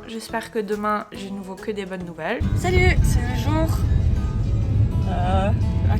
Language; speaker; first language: French; native; French